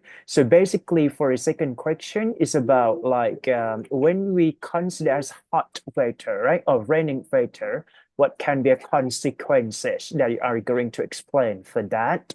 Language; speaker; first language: English; non-native, fluent; Thai